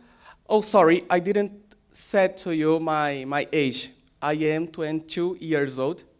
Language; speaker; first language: English; non-native, learner; Portuguese